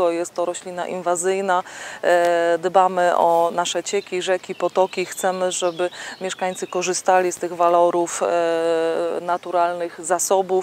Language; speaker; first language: Polish; native; Polish